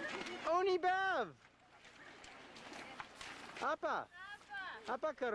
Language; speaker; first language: Indonesian; non-native, learner; English